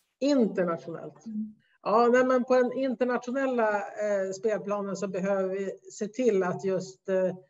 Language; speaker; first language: Swedish; native; Swedish